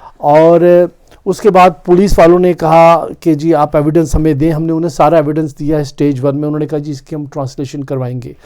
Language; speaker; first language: Urdu; non-native, local second language; Punjabi